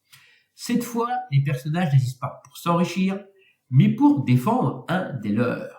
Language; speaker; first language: French; native; French